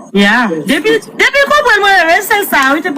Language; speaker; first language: French; non-native, learner; Haitian Creole